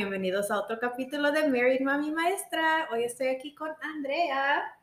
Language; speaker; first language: Spanish; early bilingual, heritage; English